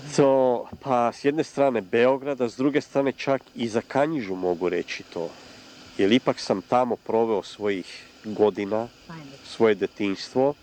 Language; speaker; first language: Serbian; non-native, local second language; Hungarian